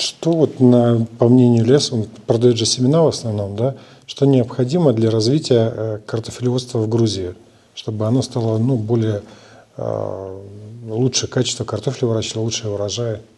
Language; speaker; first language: Russian; non-native, fluent; Georgian